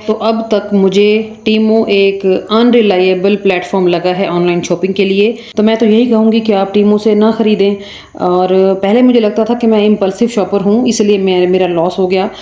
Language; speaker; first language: Urdu; native; Urdu